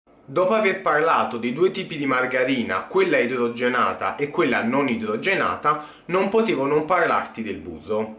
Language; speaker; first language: Italian; native; Italian